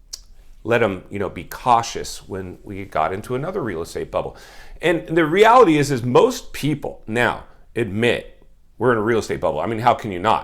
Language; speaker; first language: English; native; English